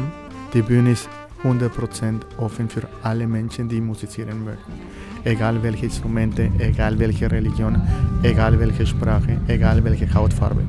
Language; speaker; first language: German; non-native, fluent; Spanish